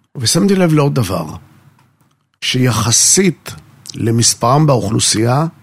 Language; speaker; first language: Hebrew; native; Hebrew